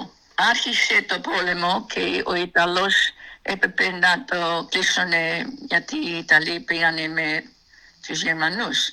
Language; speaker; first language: Greek; early bilingual, heritage; Greek